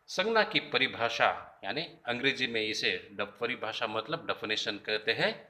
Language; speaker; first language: Hindi; non-native, local second language; Kannada